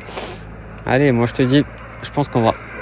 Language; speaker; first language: French; native; French